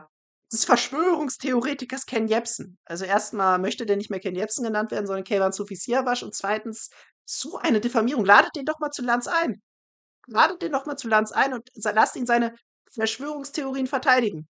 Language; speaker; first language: German; native; German